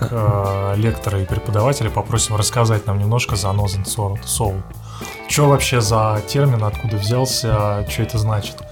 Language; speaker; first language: Russian; native; Russian